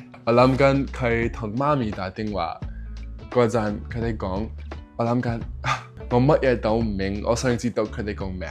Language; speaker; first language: Cantonese; non-native, learner; English